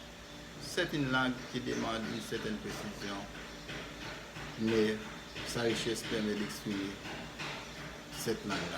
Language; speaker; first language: French; non-native, fluent; Spanish